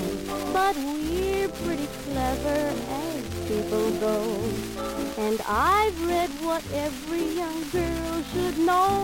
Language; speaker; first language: English; native; English